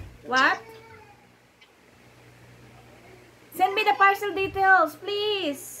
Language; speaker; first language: English; non-native, local second language; Filipino